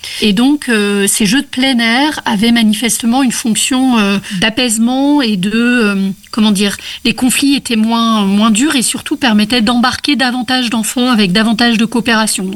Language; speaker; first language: French; native; French